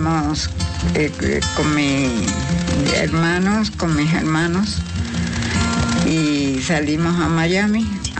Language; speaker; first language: Spanish; native; Spanish